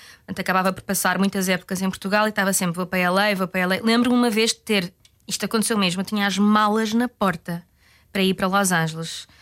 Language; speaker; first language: Portuguese; native; Portuguese